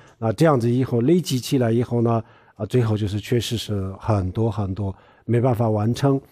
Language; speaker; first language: Chinese; non-native, local second language; Tibetan